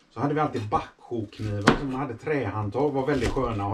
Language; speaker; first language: Swedish; native; Swedish